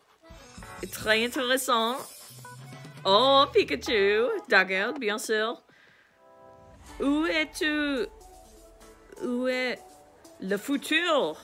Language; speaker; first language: French; non-native, learner; English